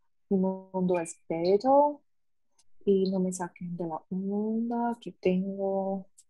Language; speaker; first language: Spanish; non-native, learner; English